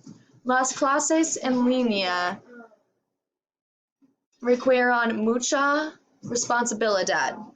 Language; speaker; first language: Spanish; non-native, learner; English